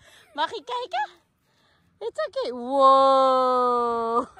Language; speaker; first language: Dutch; non-native, learner; Filipino